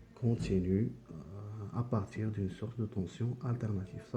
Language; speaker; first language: French; non-native, local second language; Arabic